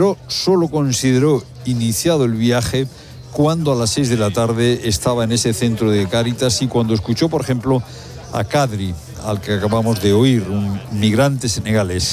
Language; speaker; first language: Spanish; native; Spanish